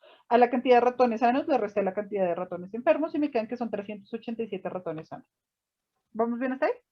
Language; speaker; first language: Spanish; native; Spanish